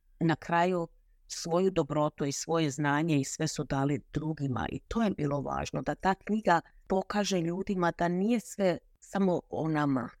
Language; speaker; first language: Croatian; early bilingual, heritage; Croatian